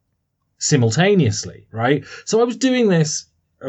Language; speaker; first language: English; native; English